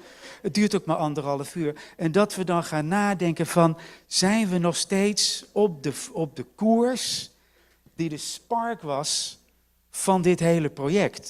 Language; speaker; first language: Dutch; native; Dutch